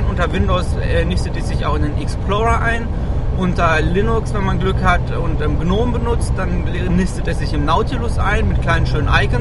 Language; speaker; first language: German; native; German